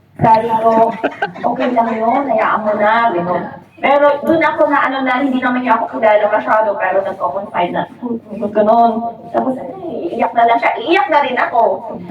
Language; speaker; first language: Filipino; non-native, local second language; Iloko